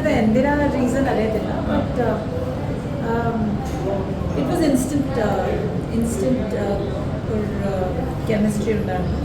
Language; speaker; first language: Malayalam; early bilingual, heritage; Malayalam